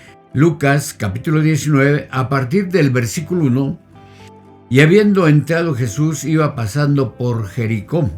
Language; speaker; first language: Spanish; native; Spanish